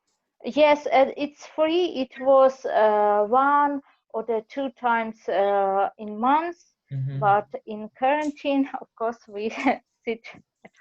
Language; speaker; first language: English; non-native, learner; Russian